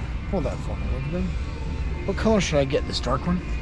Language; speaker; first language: English; native; English